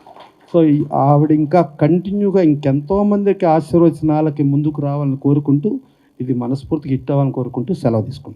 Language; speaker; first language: Telugu; native; Telugu